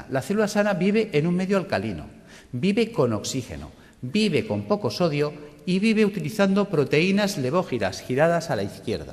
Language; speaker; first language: Spanish; native; Spanish